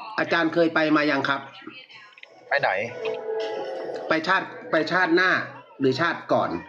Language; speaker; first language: Thai; native; Thai